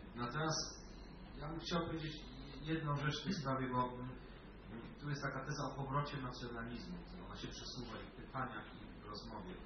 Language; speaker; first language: Polish; native; Polish